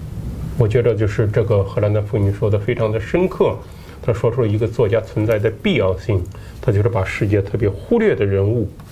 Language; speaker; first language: Chinese; native; Chinese